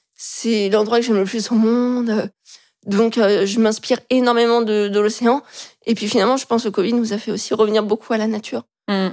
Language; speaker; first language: French; native; French